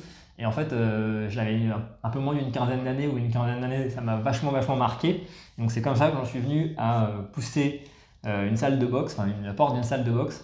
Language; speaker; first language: French; native; French